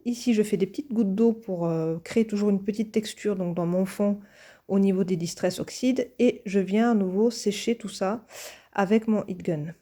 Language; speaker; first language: French; native; French